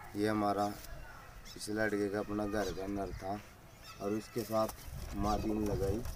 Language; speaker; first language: Hindi; native; Hindi